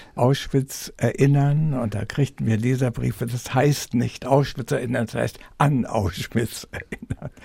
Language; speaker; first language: German; native; German